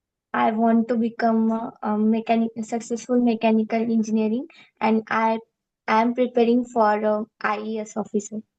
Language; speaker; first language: English; non-native, learner; Marathi